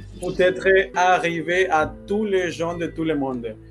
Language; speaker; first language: French; non-native, learner; Spanish